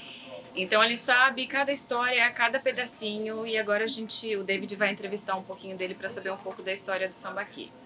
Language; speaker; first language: Portuguese; native; Portuguese